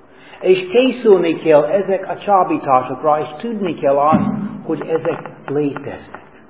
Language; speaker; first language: Hungarian; non-native, learner; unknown